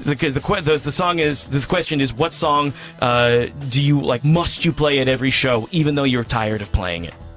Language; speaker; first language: English; native; English